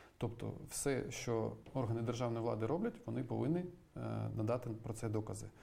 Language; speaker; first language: Ukrainian; native; Ukrainian